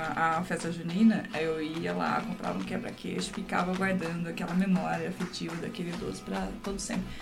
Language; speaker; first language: Portuguese; native; Portuguese